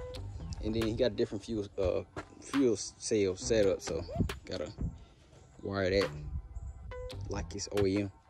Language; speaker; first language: English; native; English